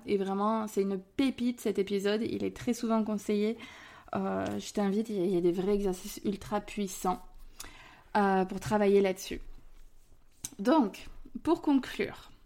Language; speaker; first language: French; native; French